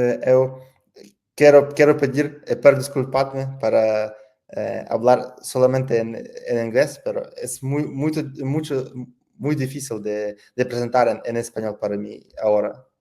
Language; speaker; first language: Spanish; non-native, learner; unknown